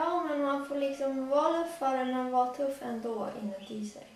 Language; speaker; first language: Swedish; early bilingual, other home language; Latvian